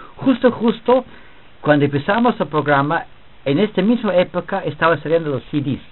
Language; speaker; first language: Spanish; non-native, fluent; English